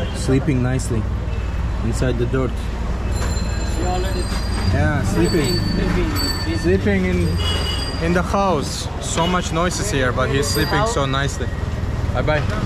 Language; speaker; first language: English; non-native, fluent; Azerbaijani